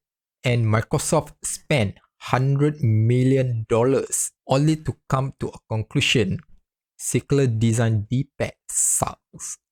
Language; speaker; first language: English; non-native, fluent; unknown